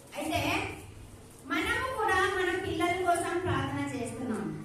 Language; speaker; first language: Telugu; non-native, learner; Odia